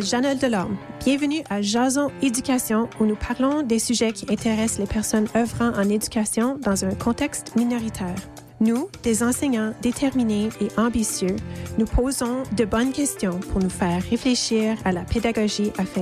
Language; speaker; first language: French; native; French